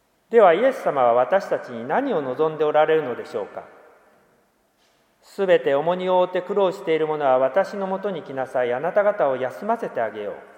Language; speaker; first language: Japanese; native; Japanese